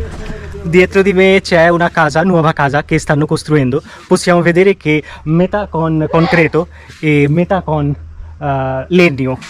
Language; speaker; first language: Italian; non-native, fluent; Bangla